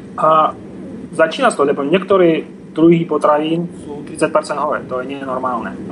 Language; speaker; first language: Slovak; non-native, fluent; Russian